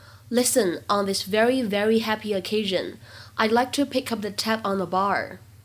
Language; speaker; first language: English; non-native, fluent; Chinese